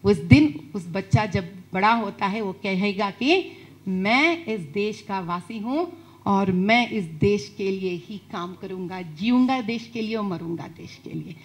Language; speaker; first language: Hindi; non-native, local second language; Telugu